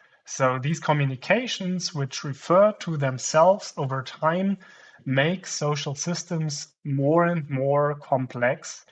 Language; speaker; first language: English; non-native, fluent; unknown